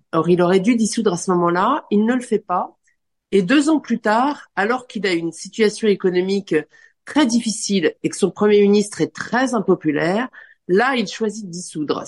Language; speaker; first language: French; native; French